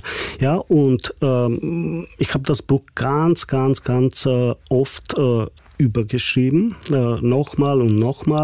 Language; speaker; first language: German; non-native, fluent; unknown